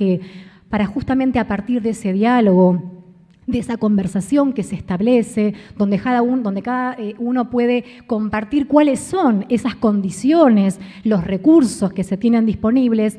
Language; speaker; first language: Spanish; native; Spanish